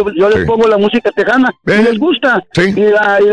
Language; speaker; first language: Spanish; early bilingual, heritage; Spanish